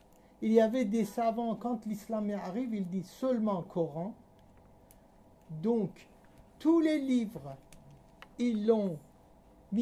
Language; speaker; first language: French; non-native, fluent; Persian